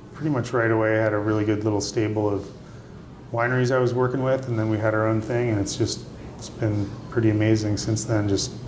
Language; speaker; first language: English; native; English